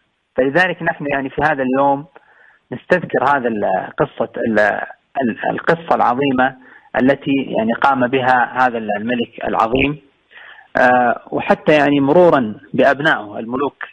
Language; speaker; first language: Arabic; native; Arabic